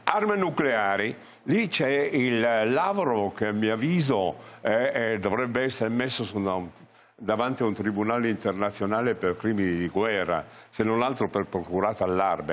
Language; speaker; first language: Italian; native; Italian